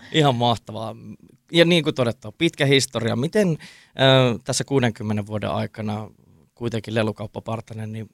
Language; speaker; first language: Finnish; native; Finnish